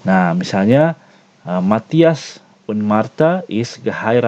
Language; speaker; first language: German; non-native, learner; Indonesian